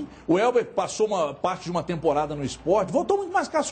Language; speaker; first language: Portuguese; native; Portuguese